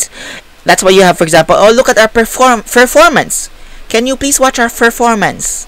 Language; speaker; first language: English; non-native, local second language; Filipino